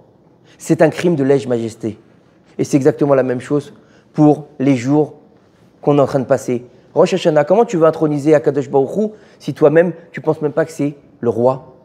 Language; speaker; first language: French; native; French